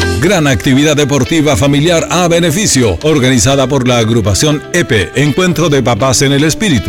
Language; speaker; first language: Spanish; native; Spanish